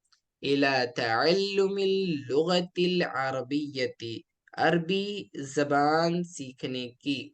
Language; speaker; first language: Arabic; non-native, fluent; Urdu